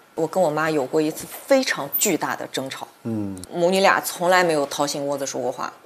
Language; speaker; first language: Chinese; native; Chinese